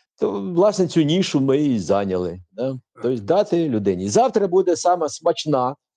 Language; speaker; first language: Ukrainian; non-native, local second language; Russian